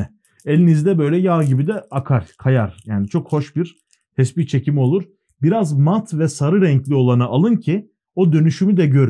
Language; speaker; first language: Turkish; native; Turkish